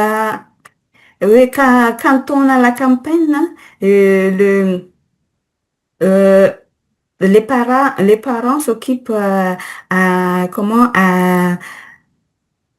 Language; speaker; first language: French; non-native, learner; Malagasy